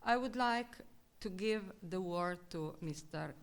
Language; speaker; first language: English; non-native, fluent; Slovenian